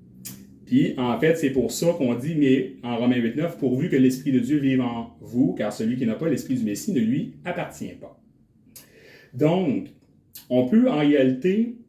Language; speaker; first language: French; native; French